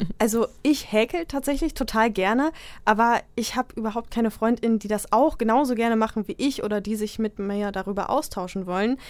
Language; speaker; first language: German; native; German